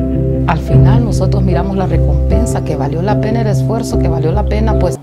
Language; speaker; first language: Spanish; native; Spanish